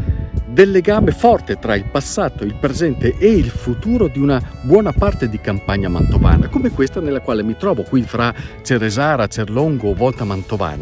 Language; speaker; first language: Italian; native; Italian